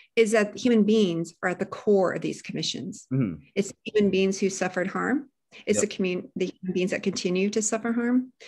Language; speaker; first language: English; native; English